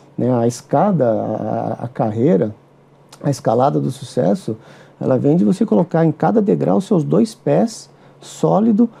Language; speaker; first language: Portuguese; native; Portuguese